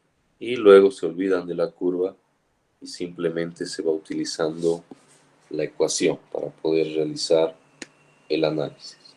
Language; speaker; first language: Spanish; native; Spanish